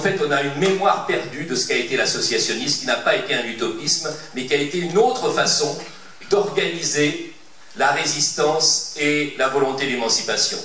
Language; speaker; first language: French; native; French